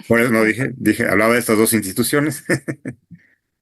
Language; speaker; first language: Spanish; native; Spanish